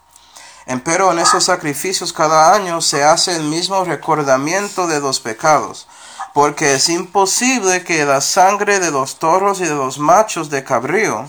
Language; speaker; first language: Spanish; non-native, fluent; English